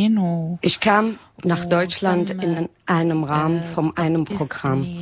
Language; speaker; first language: German; non-native, learner; Arabic